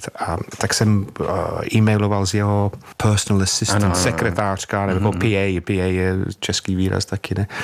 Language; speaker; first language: Czech; non-native, fluent; English